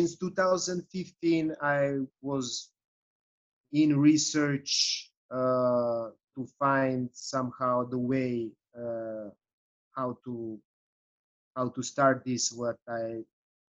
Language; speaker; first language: English; non-native, fluent; Serbian